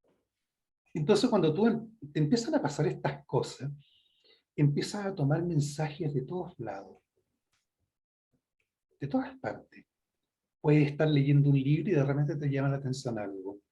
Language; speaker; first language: Spanish; native; Spanish